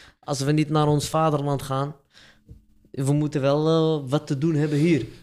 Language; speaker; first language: Dutch; early bilingual, other home language; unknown